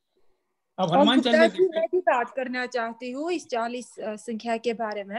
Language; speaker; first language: Hindi; non-native, learner; Armenian